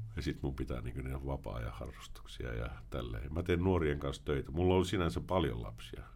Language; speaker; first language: Finnish; early bilingual, heritage; Finnish